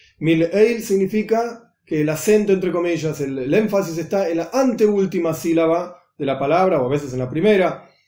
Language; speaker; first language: Spanish; native; Spanish